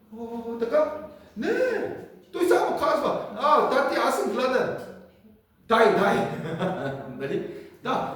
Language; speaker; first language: Bulgarian; non-native, learner; Korean